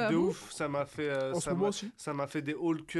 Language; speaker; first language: French; native; French